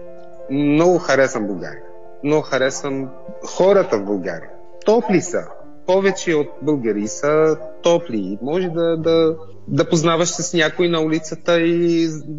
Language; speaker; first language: Bulgarian; non-native, fluent; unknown